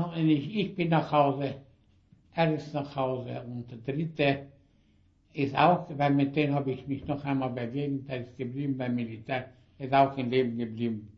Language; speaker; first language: German; early bilingual, heritage; German